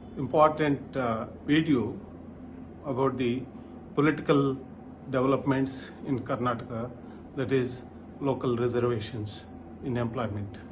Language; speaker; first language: English; non-native, local second language; Telugu